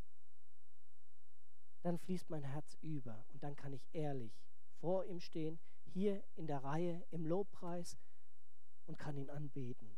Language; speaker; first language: German; native; German